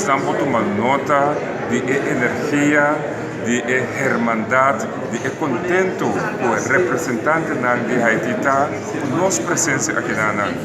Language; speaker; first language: Portuguese; non-native, learner; Papiamento